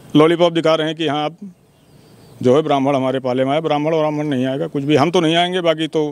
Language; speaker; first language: Hindi; native; Hindi